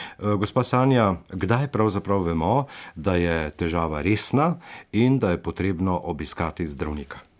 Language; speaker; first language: Slovenian; native; Slovenian